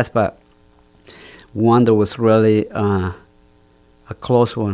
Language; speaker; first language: English; non-native, fluent; Spanish